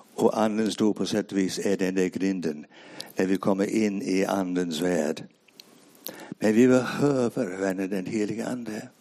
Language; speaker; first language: Swedish; non-native, fluent; English